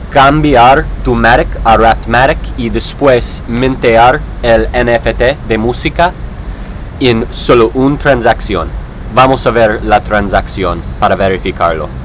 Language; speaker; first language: Spanish; non-native, learner; English